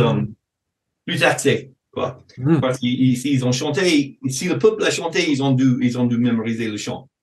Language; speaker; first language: French; non-native, fluent; English